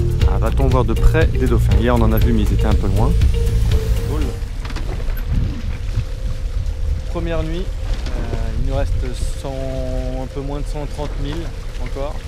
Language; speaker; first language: French; native; French